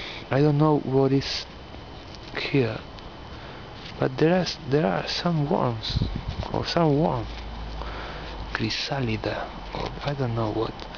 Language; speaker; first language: English; non-native, learner; Spanish